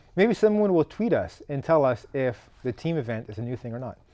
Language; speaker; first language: English; native; English